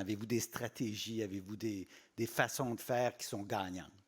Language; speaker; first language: French; native; French